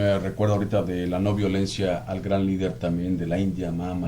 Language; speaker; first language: Spanish; native; Spanish